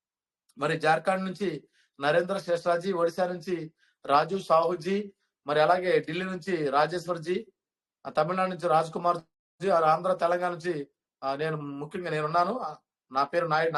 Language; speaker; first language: Telugu; native; Telugu